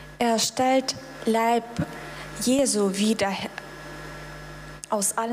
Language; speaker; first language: German; non-native, fluent; Russian